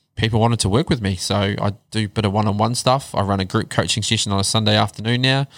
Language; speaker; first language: English; native; English